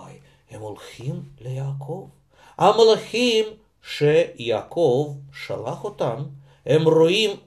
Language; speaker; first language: Hebrew; non-native, fluent; Russian